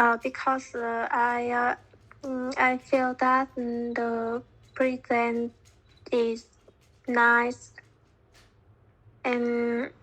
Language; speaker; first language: English; non-native, learner; Vietnamese